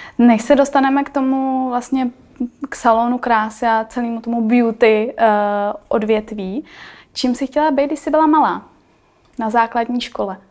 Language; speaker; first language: Czech; native; Czech